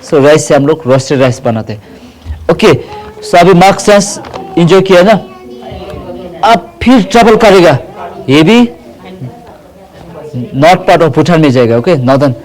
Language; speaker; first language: Hindi; non-native, fluent; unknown